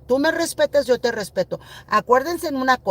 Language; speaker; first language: Spanish; early bilingual, heritage; Spanish